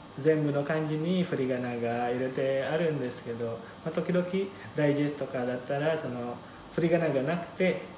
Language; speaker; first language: Japanese; non-native, fluent; Indonesian